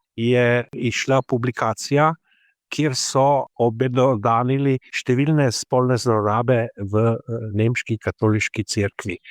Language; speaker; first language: Slovenian; native; Slovenian